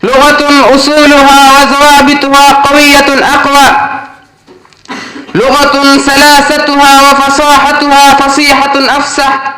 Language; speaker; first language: Arabic; non-native, learner; Urdu